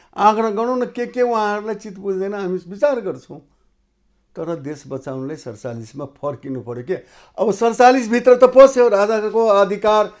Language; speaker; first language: Nepali; non-native, local second language; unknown